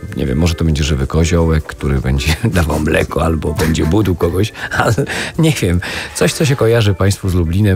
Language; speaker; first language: Polish; native; Polish